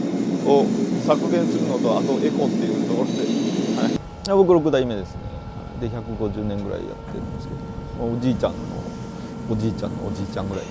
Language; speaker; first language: Japanese; native; Japanese